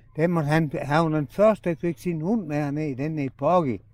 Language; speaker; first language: Danish; native; Danish